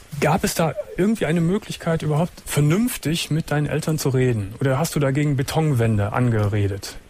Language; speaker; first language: German; native; German